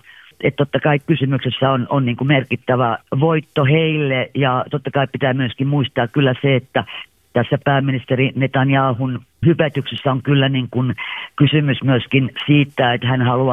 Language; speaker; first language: Finnish; native; Finnish